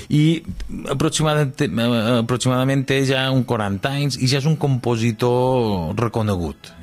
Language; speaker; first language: Catalan; native; Catalan